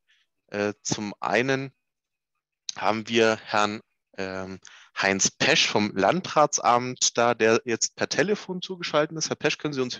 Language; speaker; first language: German; native; German